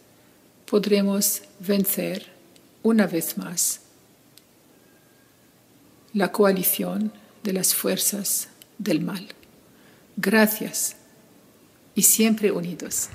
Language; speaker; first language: Spanish; non-native, fluent; Arabic